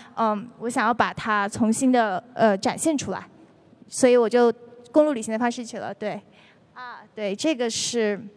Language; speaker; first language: Chinese; native; Chinese